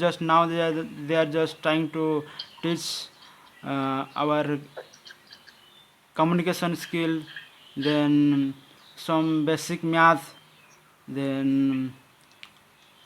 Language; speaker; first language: English; non-native, learner; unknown